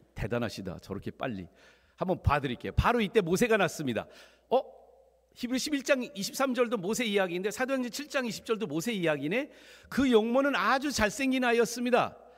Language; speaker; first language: Korean; early bilingual, heritage; Korean